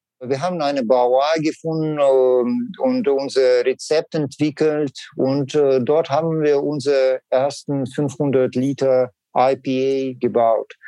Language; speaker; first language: German; non-native, learner; Russian